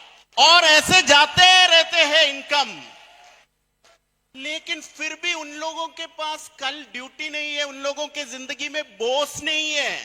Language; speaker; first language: Hindi; non-native, fluent; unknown